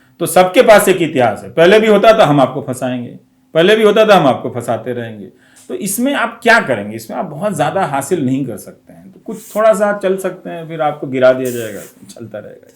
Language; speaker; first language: Hindi; non-native, local second language; Bhojpuri